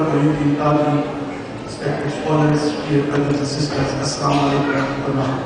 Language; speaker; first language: Urdu; native; Urdu